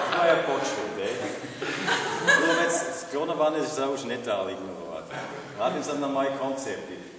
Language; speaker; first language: Slovak; non-native, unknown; German